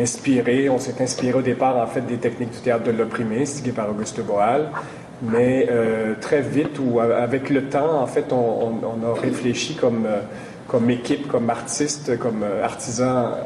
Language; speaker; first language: French; native; French